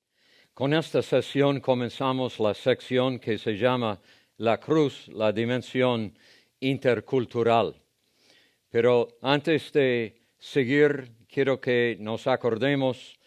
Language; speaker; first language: Spanish; non-native, fluent; English